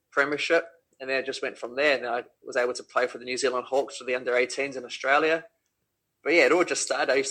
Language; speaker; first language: English; native; English